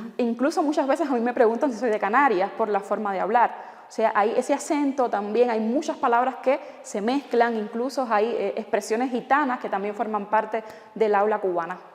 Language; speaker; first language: Spanish; native; Spanish